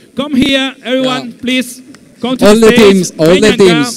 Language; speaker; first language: English; non-native, learner; Portuguese